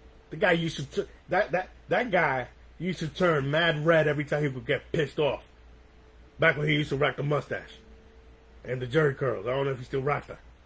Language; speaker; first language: English; early bilingual, other home language; Spanish